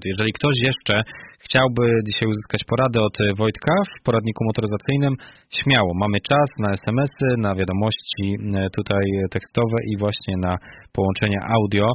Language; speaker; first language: Polish; native; Polish